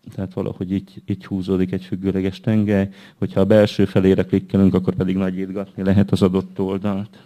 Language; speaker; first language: Hungarian; native; Hungarian